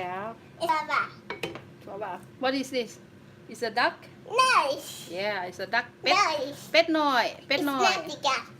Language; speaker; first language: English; non-native, learner; Thai